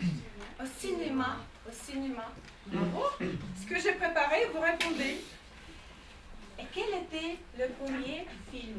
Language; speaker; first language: French; non-native, fluent; Russian